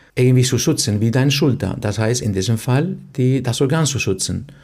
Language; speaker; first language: German; non-native, fluent; Spanish